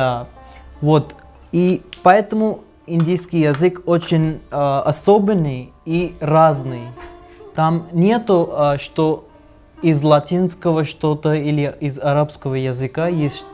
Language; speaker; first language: Russian; non-native, learner; Hindi